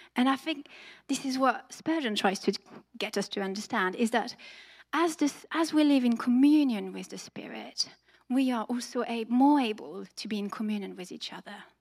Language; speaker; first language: English; non-native, fluent; French